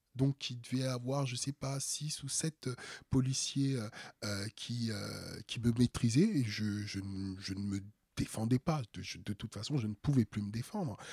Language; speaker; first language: French; early bilingual, other home language; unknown